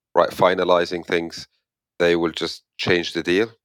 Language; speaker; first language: English; non-native, fluent; Arabic